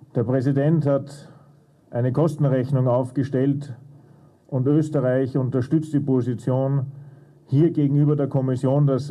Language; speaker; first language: German; native; German